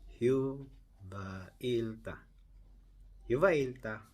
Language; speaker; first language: Finnish; non-native, learner; Filipino